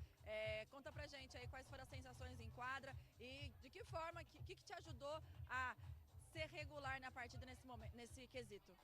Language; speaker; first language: Portuguese; native; Portuguese